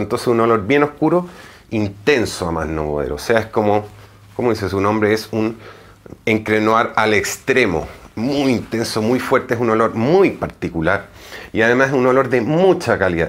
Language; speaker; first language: Spanish; native; Spanish